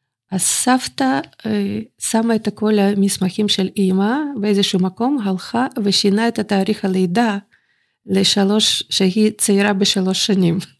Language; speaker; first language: Hebrew; non-native, fluent; Russian